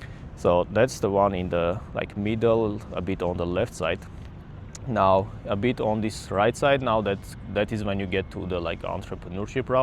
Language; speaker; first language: English; non-native, fluent; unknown